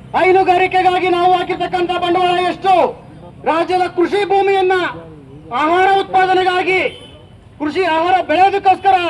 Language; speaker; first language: Kannada; native; Kannada